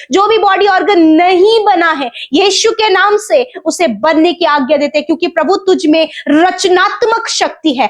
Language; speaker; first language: Hindi; native; Hindi